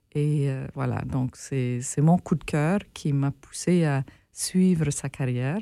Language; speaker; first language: French; native; French